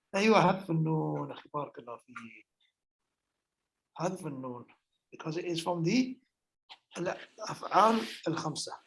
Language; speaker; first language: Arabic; non-native, fluent; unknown